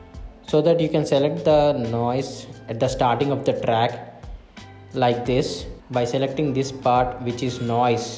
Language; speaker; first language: English; non-native, local second language; Telugu